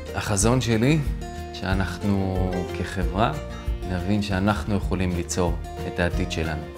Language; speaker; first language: Hebrew; early bilingual, other home language; Russian